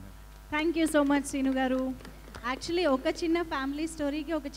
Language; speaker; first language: Telugu; native; Telugu